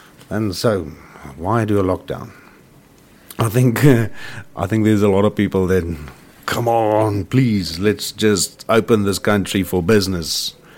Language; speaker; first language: English; non-native, local second language; Afrikaans